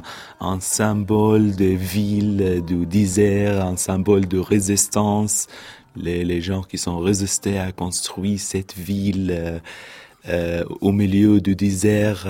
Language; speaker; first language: French; non-native, fluent; Arabic